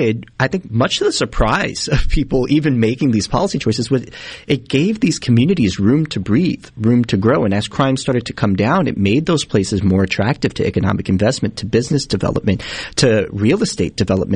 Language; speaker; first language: English; native; English